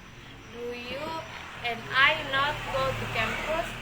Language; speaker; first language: English; non-native, learner; Indonesian